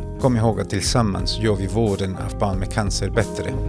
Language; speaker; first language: Swedish; non-native, fluent; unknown